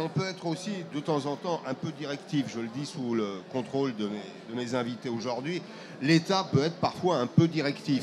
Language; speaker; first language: French; native; French